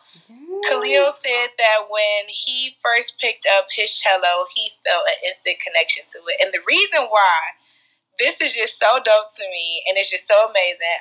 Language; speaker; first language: English; native; English